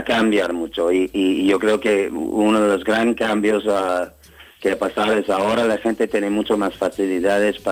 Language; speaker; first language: Spanish; non-native, fluent; English